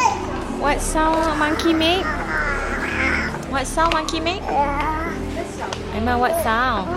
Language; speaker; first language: English; non-native, local second language; Malay